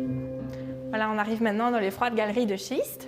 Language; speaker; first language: French; native; French